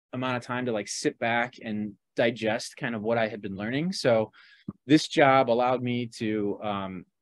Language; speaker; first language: English; native; English